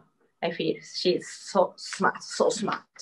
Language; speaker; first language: English; non-native, learner; Japanese